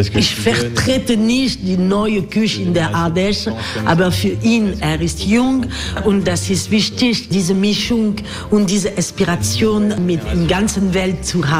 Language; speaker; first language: German; non-native, learner; French